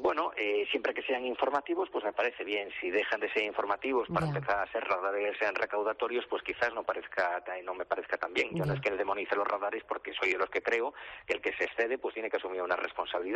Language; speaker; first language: Spanish; native; Spanish